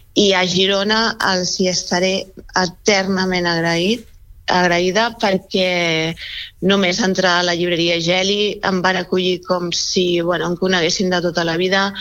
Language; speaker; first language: Catalan; native; Catalan